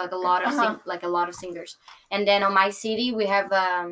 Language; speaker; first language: English; non-native, learner; Portuguese